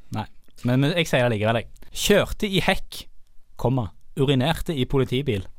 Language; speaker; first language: Norwegian; native; Norwegian